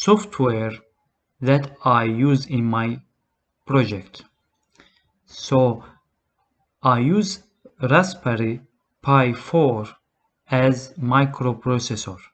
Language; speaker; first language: English; non-native, learner; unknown